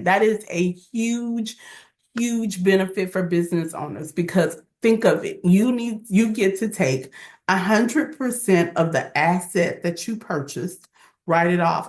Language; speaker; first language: English; native; English